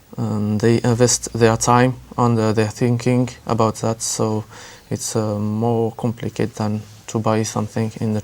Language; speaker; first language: English; non-native, learner; French